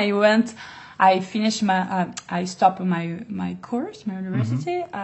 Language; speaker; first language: English; non-native, learner; Portuguese